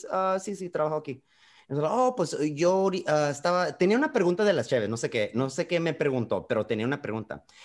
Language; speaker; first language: Spanish; early bilingual, heritage; Spanish